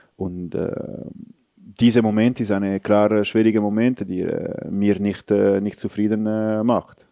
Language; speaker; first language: German; non-native, fluent; Italian